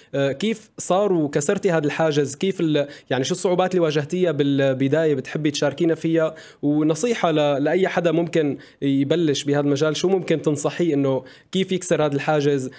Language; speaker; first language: Arabic; native; Arabic